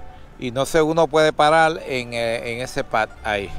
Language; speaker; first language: Spanish; native; Spanish